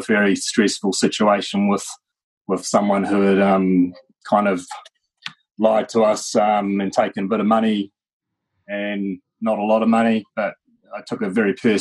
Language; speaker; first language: English; native; English